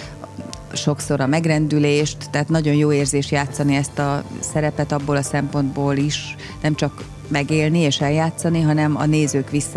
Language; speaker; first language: Hungarian; native; Hungarian